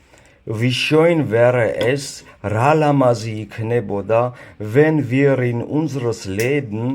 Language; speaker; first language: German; non-native, learner; Georgian